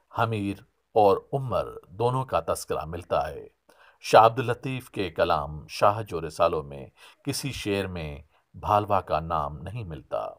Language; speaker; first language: Urdu; non-native, local second language; Sindhi